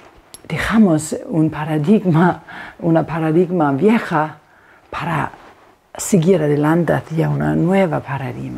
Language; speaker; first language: Spanish; non-native, fluent; Danish